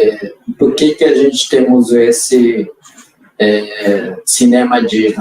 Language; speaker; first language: Portuguese; non-native, local second language; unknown